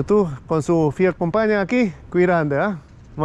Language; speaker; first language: Spanish; non-native, learner; English